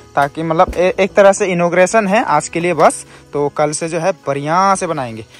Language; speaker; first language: Hindi; non-native, local second language; Chakma